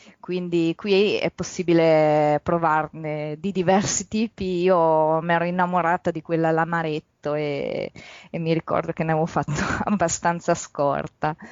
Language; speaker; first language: Italian; early bilingual, other home language; Polish